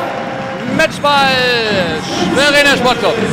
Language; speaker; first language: German; native; German